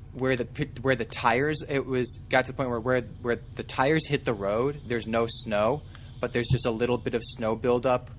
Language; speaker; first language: English; native; English